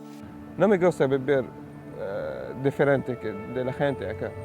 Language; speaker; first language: Spanish; non-native, learner; Arabic